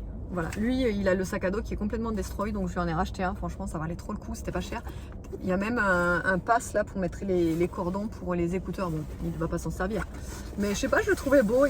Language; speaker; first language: French; native; French